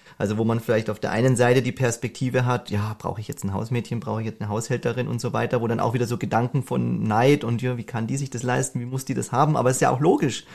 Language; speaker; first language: German; native; German